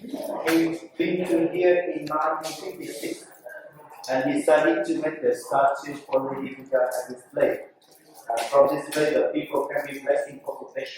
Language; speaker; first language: English; non-native, learner; Vietnamese